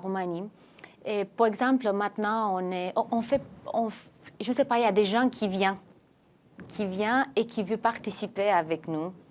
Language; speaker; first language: French; non-native, fluent; Romanian